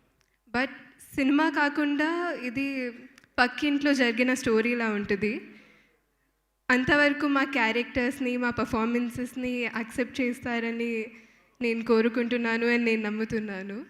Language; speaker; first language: Telugu; non-native, fluent; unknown